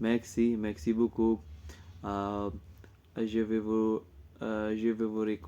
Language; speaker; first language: French; non-native, learner; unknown